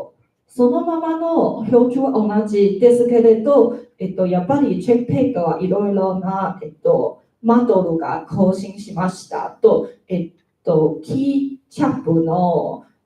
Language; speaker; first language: Japanese; non-native, learner; Chinese